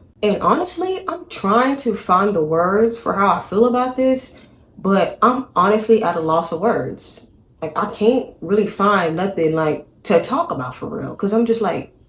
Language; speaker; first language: English; native; English